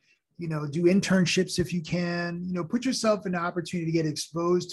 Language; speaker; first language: English; early bilingual, other home language; Haitian Creole